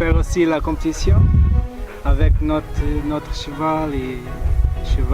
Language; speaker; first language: French; non-native, learner; Portuguese